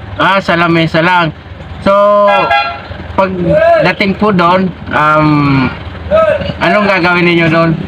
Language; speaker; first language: Filipino; non-native, local second language; Bikol